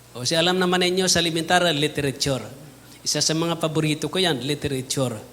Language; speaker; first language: Filipino; non-native, local second language; Cebuano